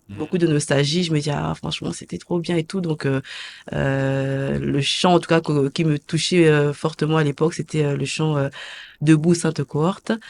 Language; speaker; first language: French; early bilingual, other home language; Lingala